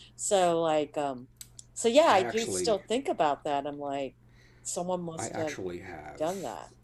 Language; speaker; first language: English; early bilingual, other home language; Hindi